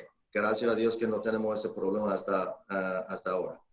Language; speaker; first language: Spanish; non-native, fluent; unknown